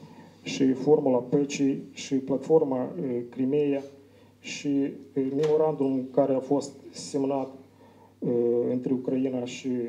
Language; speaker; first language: Romanian; non-native, learner; Ukrainian